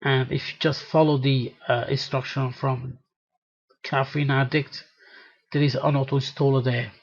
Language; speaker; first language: English; non-native, fluent; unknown